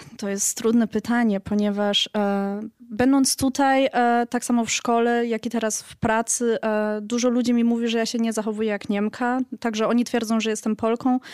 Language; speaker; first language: Polish; early bilingual, heritage; Polish